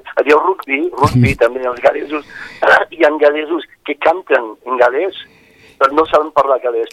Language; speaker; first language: Catalan; non-native, fluent; Welsh